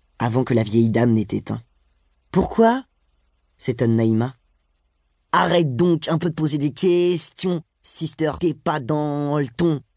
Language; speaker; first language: French; native; French